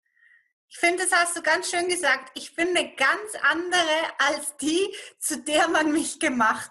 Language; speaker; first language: German; native; German